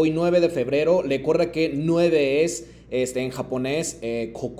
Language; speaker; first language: Spanish; non-native, fluent; Japanese